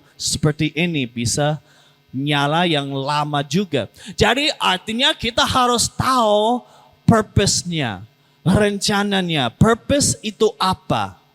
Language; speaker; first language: Indonesian; non-native, learner; English